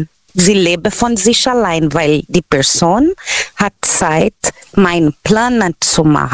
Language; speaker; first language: German; non-native, learner; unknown